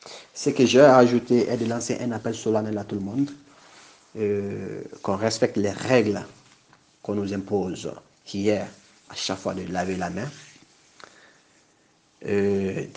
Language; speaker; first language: French; non-native, local second language; Bambara